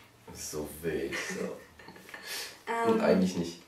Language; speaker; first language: German; native; German